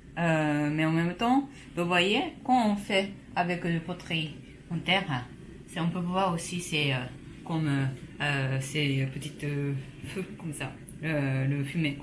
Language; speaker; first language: French; non-native, learner; Japanese